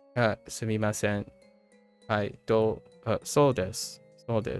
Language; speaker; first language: Japanese; non-native, learner; English